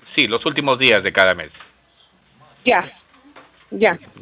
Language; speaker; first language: Spanish; native; Spanish